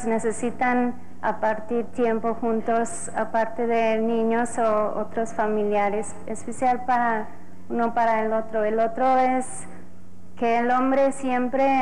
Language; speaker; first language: Spanish; non-native, fluent; English